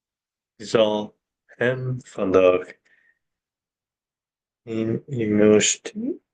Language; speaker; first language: Dutch; non-native, learner; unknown